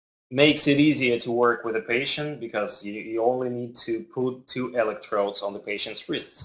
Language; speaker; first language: English; non-native, fluent; Russian